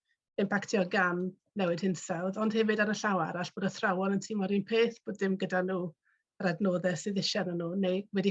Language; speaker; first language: Welsh; native; Welsh